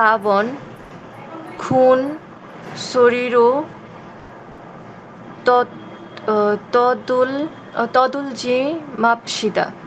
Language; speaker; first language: Korean; non-native, learner; Bangla